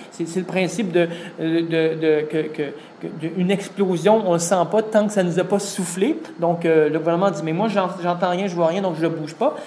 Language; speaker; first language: French; native; French